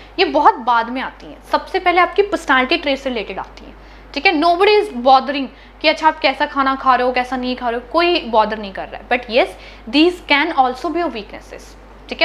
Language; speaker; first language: Hindi; native; Hindi